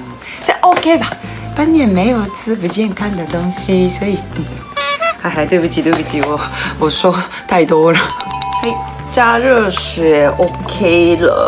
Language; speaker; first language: Chinese; non-native, learner; Japanese